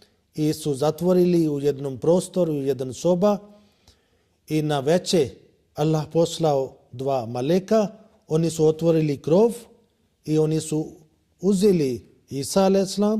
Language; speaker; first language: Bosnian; non-native, learner; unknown